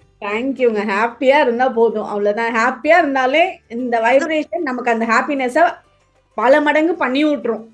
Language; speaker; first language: Tamil; native; Tamil